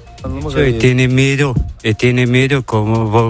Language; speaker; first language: Spanish; non-native, learner; Arabic